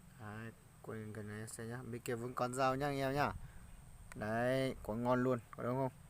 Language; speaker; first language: Vietnamese; non-native, local second language; Hmong